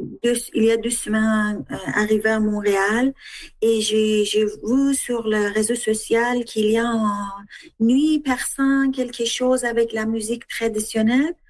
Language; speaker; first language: French; non-native, learner; Persian